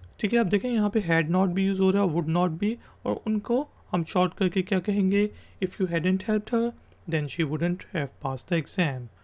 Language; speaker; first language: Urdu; native; Urdu